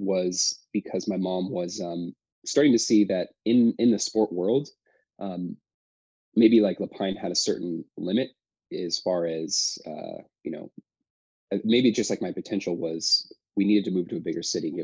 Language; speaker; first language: English; native; English